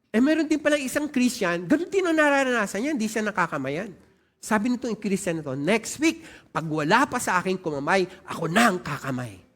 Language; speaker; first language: Filipino; non-native, local second language; Waray